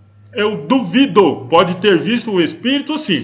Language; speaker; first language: Portuguese; native; Portuguese